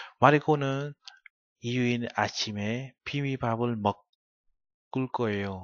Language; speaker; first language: Korean; non-native, learner; Vietnamese